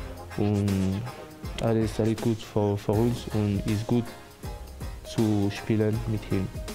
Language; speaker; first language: German; non-native, learner; French